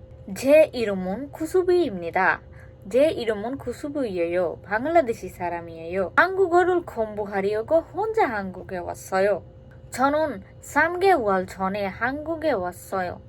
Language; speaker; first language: Korean; non-native, learner; Bangla